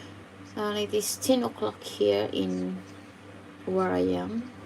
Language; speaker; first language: English; non-native, fluent; Filipino